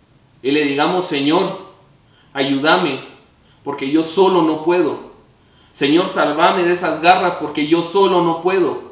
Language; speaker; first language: Spanish; native; Spanish